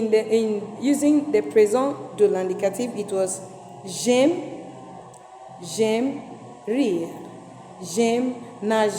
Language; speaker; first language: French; non-native, fluent; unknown